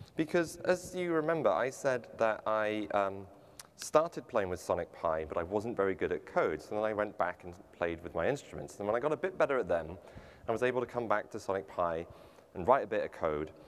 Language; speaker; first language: English; native; English